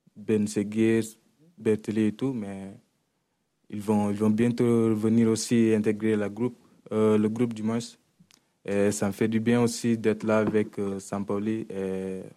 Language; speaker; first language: French; non-native, local second language; Wolof